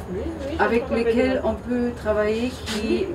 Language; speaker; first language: French; non-native, local second language; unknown